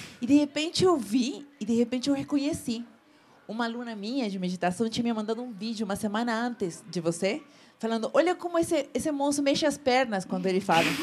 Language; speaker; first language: Portuguese; non-native, fluent; Spanish